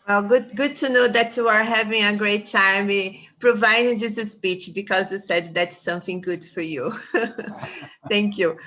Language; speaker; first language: English; non-native, fluent; Portuguese